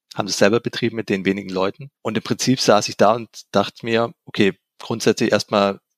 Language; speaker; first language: German; native; German